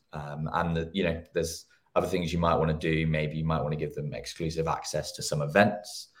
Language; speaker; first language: English; native; English